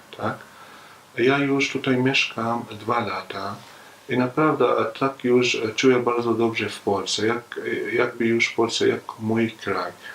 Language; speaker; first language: Polish; non-native, learner; Arabic